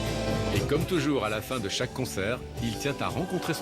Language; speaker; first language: French; native; French